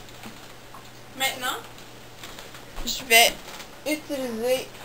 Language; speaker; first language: French; non-native, local second language; English